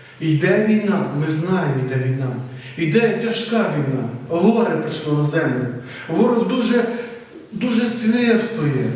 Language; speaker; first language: Ukrainian; native; Ukrainian